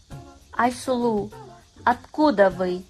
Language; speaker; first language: Russian; non-native, fluent; Kazakh